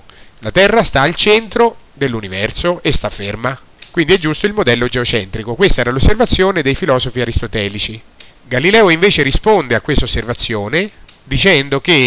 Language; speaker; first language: Italian; native; Italian